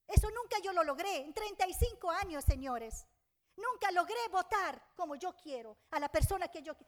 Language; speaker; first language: Spanish; non-native, fluent; Arabic